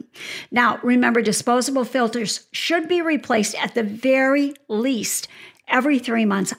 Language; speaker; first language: English; native; English